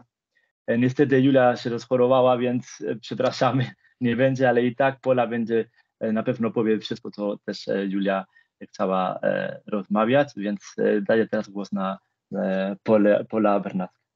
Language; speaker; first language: Polish; non-native, fluent; Spanish